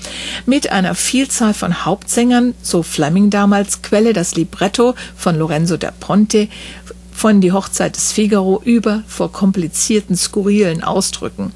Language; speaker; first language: German; native; German